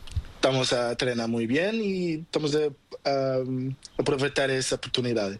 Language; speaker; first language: Spanish; non-native, learner; Portuguese